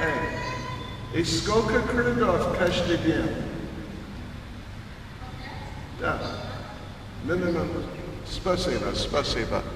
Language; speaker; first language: Russian; non-native, learner; English